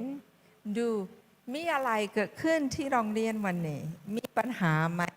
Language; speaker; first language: Thai; non-native, fluent; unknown